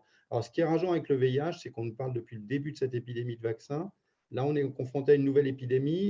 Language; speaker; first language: French; native; French